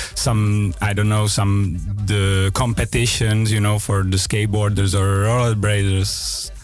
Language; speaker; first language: English; non-native, fluent; Czech